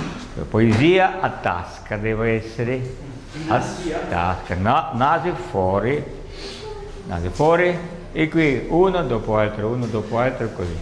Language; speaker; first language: Italian; non-native, learner; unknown